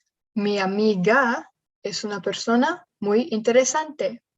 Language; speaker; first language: Spanish; non-native, learner; English